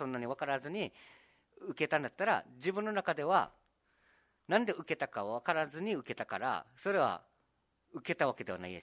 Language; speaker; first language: Japanese; native; Japanese